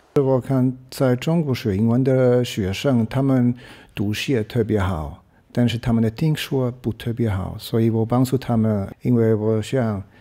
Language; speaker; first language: Chinese; non-native, learner; Portuguese